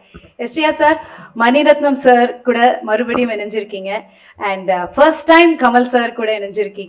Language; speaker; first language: Tamil; native; Tamil